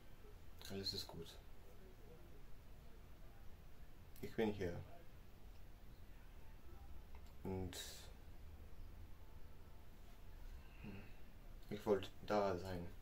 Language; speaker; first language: German; non-native, learner; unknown